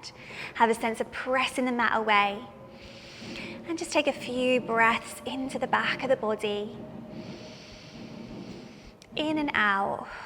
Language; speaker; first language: English; native; English